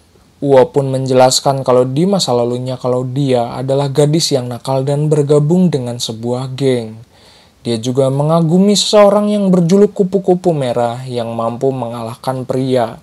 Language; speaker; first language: Indonesian; native; Indonesian